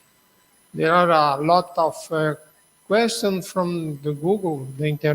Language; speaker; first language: English; non-native, learner; Portuguese